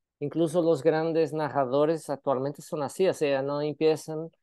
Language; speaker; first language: Spanish; non-native, fluent; Portuguese